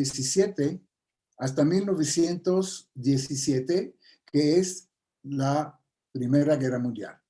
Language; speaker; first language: Spanish; non-native, fluent; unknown